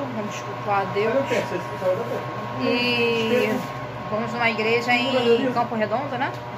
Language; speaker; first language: Portuguese; native; Portuguese